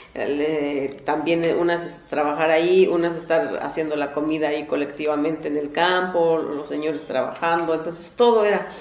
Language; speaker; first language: Spanish; non-native, local second language; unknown